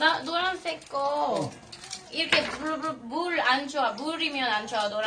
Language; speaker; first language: Korean; non-native, learner; Swedish